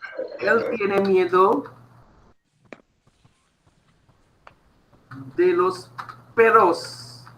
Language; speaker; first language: Spanish; non-native, fluent; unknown